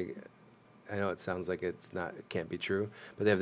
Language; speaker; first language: English; native; English